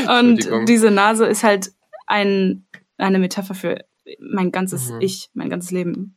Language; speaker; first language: German; early bilingual, other home language; Armenian